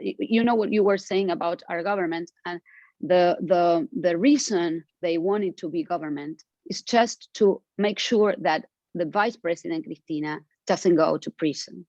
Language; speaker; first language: English; non-native, fluent; Spanish